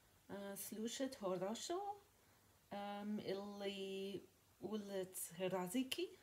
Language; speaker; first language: Russian; non-native, learner; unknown